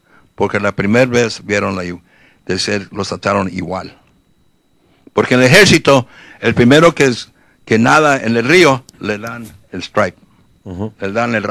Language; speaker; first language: Spanish; early bilingual, heritage; Spanish